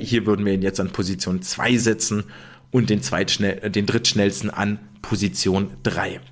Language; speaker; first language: German; native; German